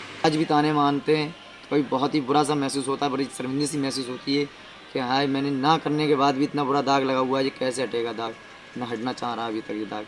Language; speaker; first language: Hindi; native; Hindi